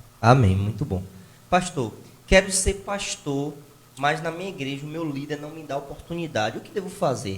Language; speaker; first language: Portuguese; native; Portuguese